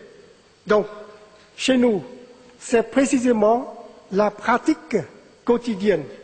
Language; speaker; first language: French; non-native, fluent; Vietnamese